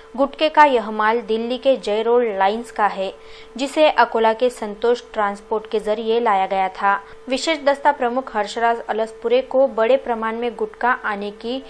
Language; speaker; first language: Hindi; non-native, local second language; Marathi